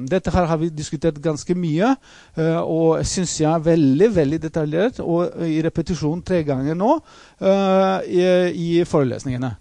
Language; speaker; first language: Norwegian; non-native, fluent; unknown